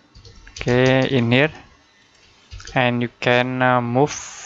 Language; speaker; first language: English; non-native, learner; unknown